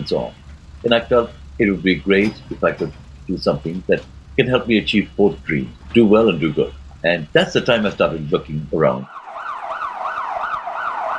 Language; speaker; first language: English; non-native, local second language; Urdu